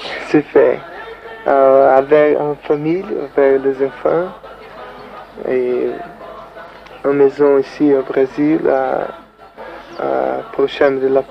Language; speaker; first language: French; non-native, learner; Portuguese